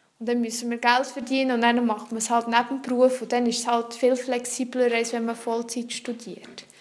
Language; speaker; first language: German; non-native, local second language; French